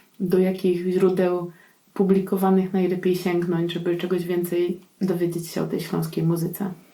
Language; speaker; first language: Polish; native; Polish